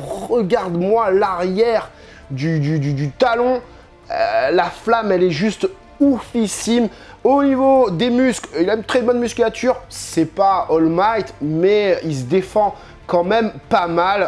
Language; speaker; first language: French; native; French